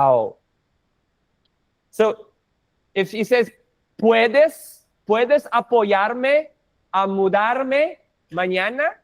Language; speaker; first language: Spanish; non-native, fluent; English